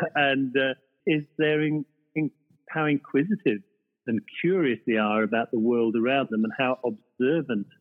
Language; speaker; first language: English; native; English